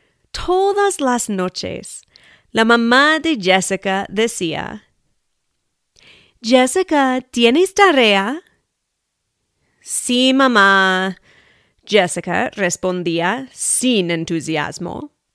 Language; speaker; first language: Spanish; non-native, fluent; English